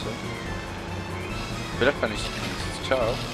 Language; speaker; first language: German; native; German